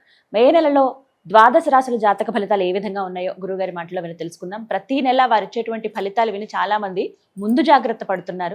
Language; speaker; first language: Telugu; native; Telugu